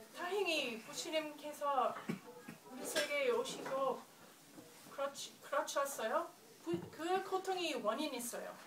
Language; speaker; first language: Korean; non-native, learner; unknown